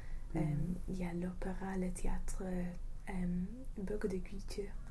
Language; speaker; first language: French; non-native, fluent; English